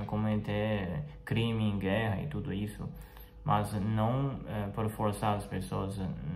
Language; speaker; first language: Portuguese; non-native, fluent; Chinese